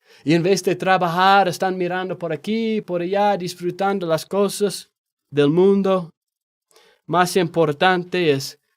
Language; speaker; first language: Spanish; non-native, fluent; English